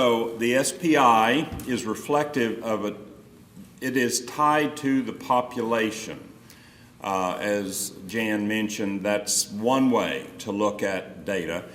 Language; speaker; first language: English; native; English